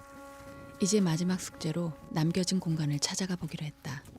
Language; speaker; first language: Korean; native; Korean